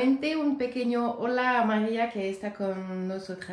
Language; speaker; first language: Spanish; non-native, learner; French